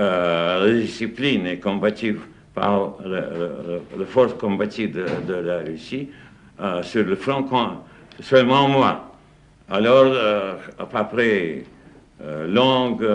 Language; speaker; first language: French; non-native, fluent; Russian